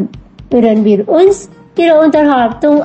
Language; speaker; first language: German; non-native, fluent; Indonesian